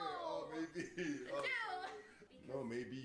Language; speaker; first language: English; non-native, learner; French